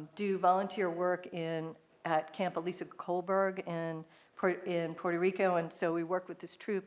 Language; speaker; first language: English; native; English